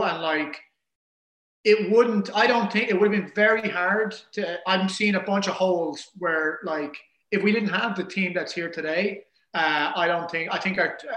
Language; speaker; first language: English; native; English